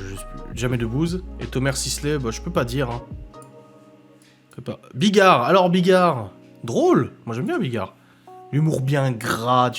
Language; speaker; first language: French; native; French